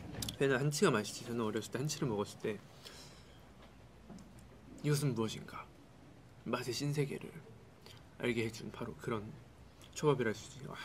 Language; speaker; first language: Korean; native; Korean